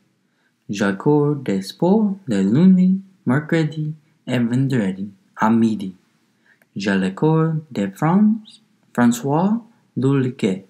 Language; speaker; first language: French; non-native, learner; English